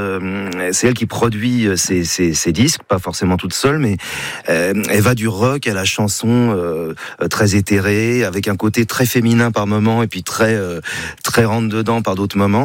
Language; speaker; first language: French; native; French